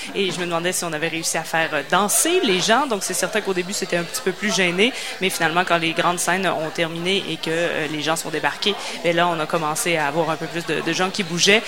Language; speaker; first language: French; native; French